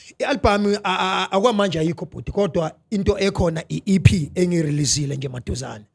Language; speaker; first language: Zulu; native; Zulu